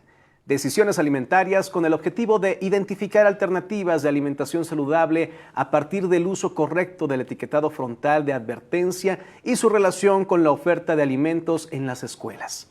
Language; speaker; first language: Spanish; native; Spanish